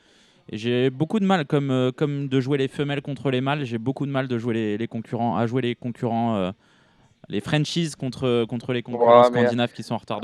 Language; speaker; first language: French; native; French